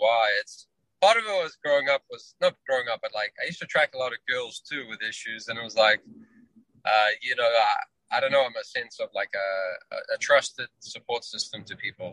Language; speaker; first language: English; native; English